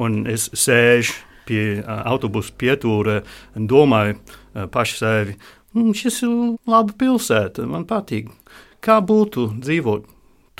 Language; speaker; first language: Latvian; non-native, learner; English